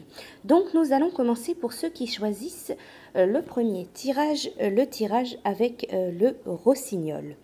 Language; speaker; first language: French; native; French